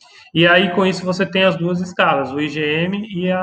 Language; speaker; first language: Portuguese; native; Portuguese